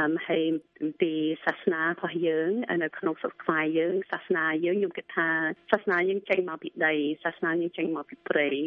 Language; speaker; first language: Khmer; early bilingual, heritage; Khmer